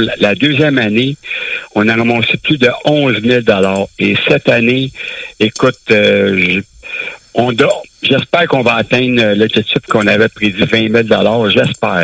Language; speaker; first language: French; native; French